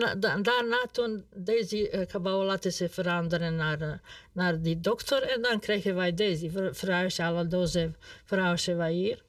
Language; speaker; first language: Dutch; non-native, learner; Serbian